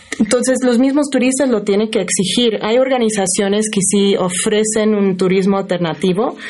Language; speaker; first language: Spanish; non-native, fluent; English